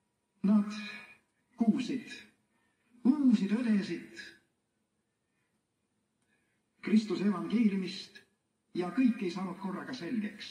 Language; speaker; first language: Estonian; native; Estonian